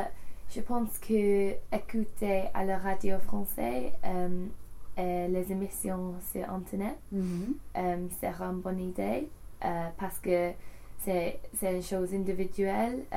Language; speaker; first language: French; non-native, learner; English